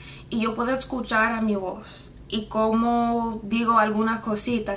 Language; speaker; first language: Spanish; non-native, fluent; English